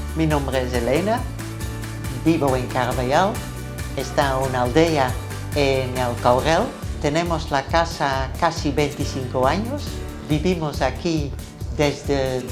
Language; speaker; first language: Spanish; non-native, learner; Dutch